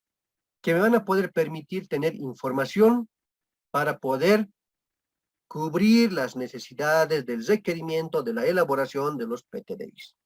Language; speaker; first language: Spanish; native; Spanish